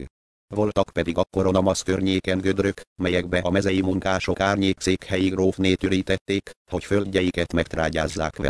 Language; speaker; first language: Hungarian; native; Hungarian